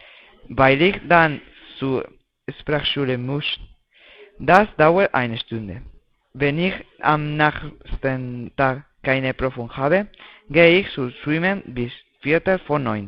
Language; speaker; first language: German; non-native, learner; Spanish